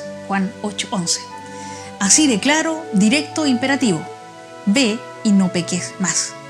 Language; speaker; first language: Spanish; native; Spanish